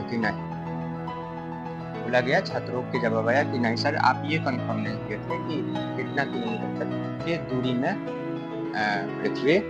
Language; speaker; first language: Hindi; native; Hindi